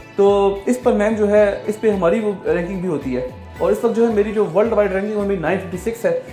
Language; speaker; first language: Urdu; non-native, local second language; Pashto